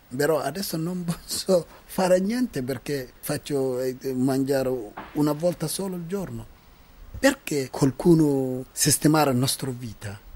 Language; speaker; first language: Italian; non-native, learner; Arabic